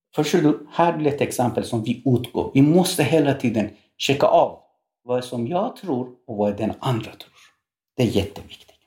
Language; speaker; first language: Swedish; non-native, fluent; Persian